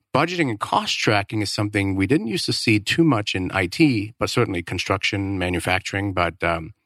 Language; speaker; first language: English; non-native, fluent; Danish